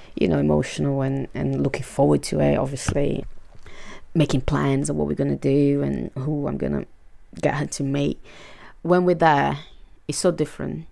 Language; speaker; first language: English; non-native, fluent; Portuguese